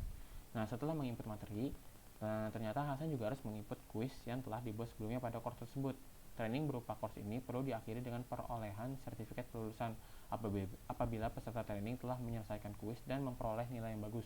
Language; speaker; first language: Indonesian; native; Indonesian